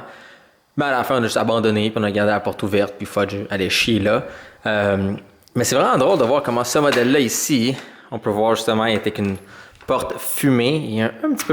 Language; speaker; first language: French; native; French